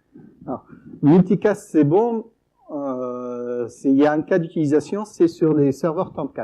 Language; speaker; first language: French; native; French